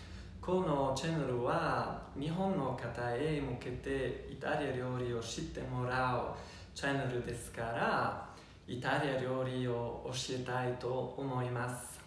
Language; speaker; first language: Japanese; non-native, learner; Italian